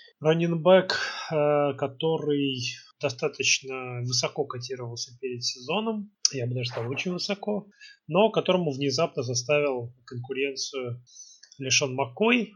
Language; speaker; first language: Russian; native; Russian